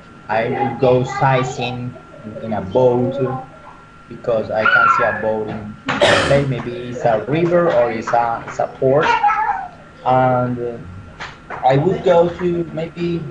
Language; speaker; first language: English; non-native, learner; Spanish